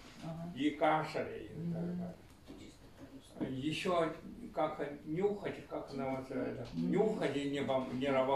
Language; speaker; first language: Russian; non-native, learner; Chinese